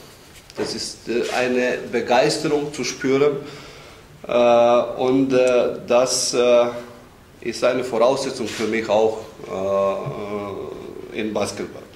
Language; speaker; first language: German; non-native, fluent; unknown